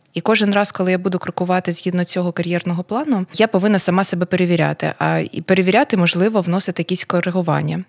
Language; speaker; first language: Ukrainian; non-native, local second language; Russian